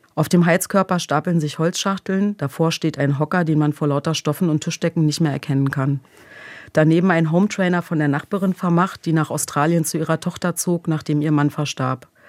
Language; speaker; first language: German; early bilingual, other home language; Croatian